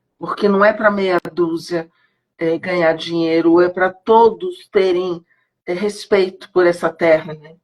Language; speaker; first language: Portuguese; native; Portuguese